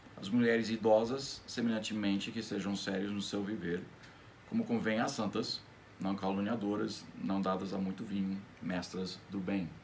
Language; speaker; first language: Portuguese; non-native, fluent; English